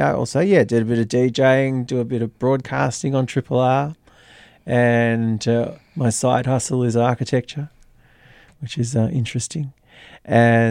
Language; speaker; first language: English; native; English